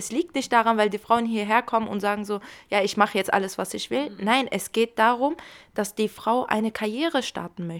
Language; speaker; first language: German; early bilingual, other home language; Kurdish